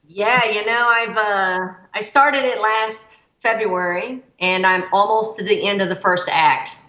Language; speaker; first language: English; native; English